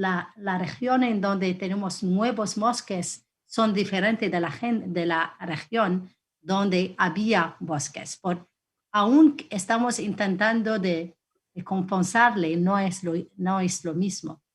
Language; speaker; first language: Spanish; non-native, fluent; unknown